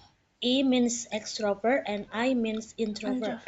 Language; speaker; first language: English; non-native, fluent; Indonesian